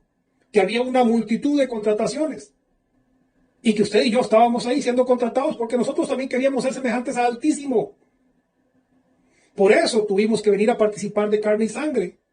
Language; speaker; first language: Spanish; native; Spanish